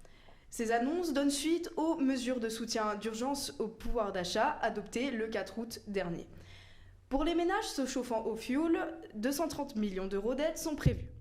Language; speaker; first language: French; native; French